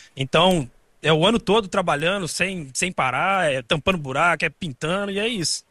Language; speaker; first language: Portuguese; native; Portuguese